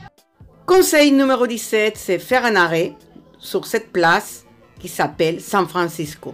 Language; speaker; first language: French; non-native, fluent; Spanish